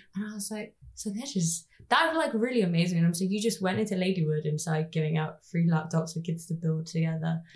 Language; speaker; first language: English; native; English